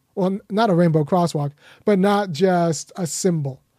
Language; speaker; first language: English; early bilingual, other home language; Akan